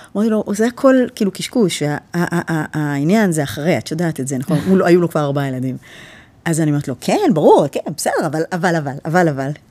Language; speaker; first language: Hebrew; early bilingual, heritage; Hebrew